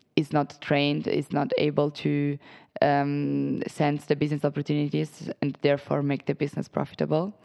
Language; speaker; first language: English; non-native, fluent; Italian